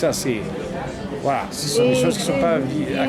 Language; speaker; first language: French; native; French